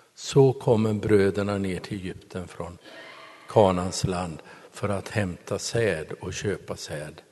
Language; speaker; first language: Swedish; native; Swedish